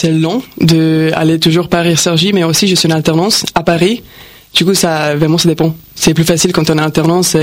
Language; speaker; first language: French; non-native, fluent; Romanian